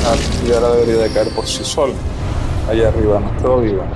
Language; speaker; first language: Spanish; native; Spanish